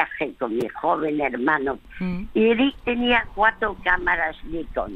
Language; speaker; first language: Spanish; early bilingual, other home language; French